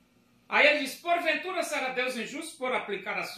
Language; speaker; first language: Portuguese; native; Portuguese